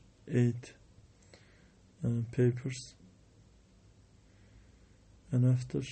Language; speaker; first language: English; non-native, learner; Turkish